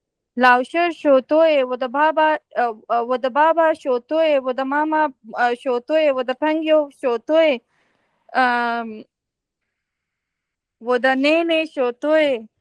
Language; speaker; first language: Chinese; non-native, learner; Hindi